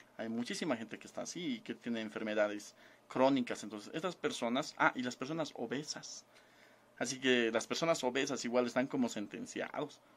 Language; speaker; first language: Spanish; native; Spanish